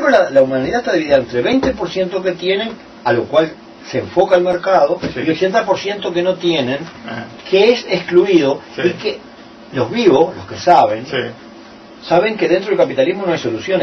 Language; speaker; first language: Spanish; native; Spanish